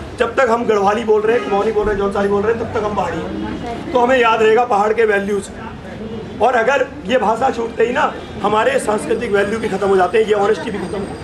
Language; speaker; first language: Hindi; non-native, local second language; Garhwali